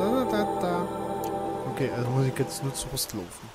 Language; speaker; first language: German; native; German